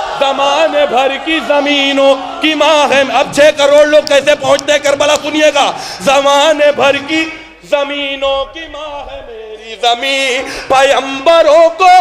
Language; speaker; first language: Urdu; native; Urdu